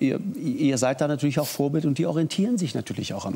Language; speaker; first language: German; native; German